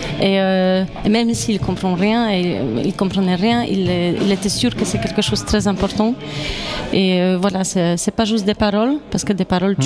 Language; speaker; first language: French; non-native, fluent; Polish